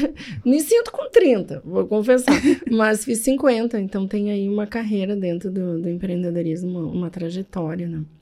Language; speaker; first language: Portuguese; native; Portuguese